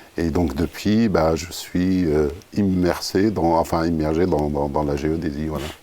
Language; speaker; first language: French; non-native, fluent; Arabic